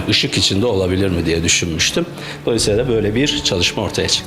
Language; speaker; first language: Turkish; native; Turkish